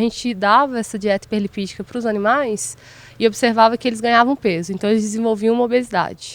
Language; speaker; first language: Portuguese; native; Portuguese